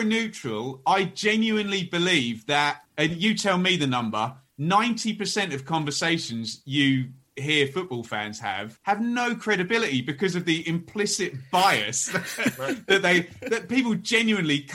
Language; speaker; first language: English; native; English